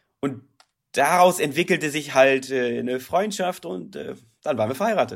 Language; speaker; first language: German; native; German